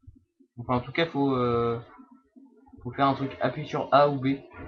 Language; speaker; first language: French; native; French